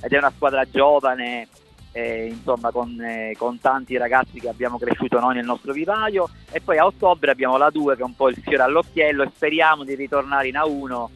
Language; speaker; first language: Italian; native; Italian